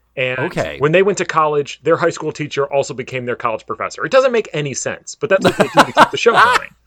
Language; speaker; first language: English; native; English